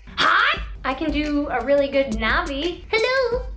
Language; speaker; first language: English; native; English